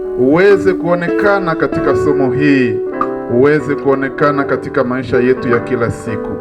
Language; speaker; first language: Swahili; non-native, local second language; Nande